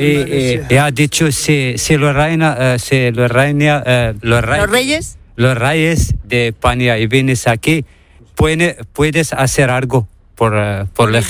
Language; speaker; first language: Spanish; non-native, learner; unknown